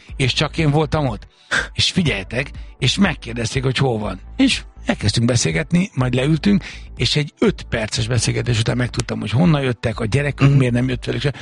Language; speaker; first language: Hungarian; native; Hungarian